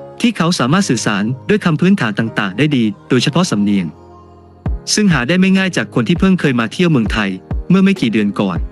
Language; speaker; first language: Thai; native; Thai